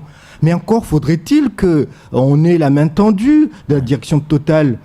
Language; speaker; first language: French; non-native, local second language; Comorian